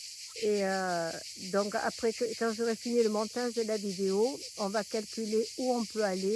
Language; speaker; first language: French; native; French